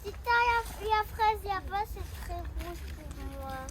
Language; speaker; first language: French; early bilingual, other home language; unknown